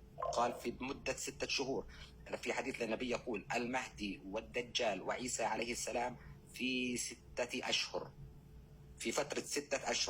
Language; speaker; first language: Arabic; native; Arabic